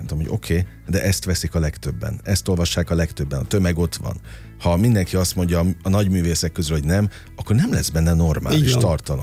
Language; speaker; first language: Hungarian; native; Hungarian